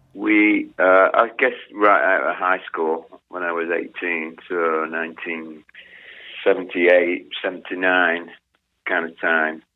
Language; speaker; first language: English; native; English